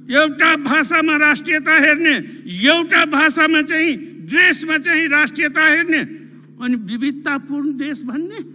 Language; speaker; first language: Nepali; non-native, local second language; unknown